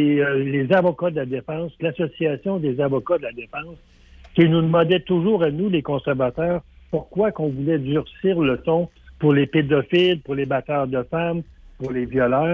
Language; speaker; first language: French; native; French